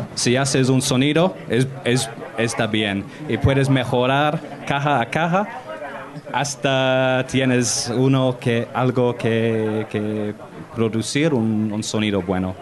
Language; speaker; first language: Spanish; non-native, learner; English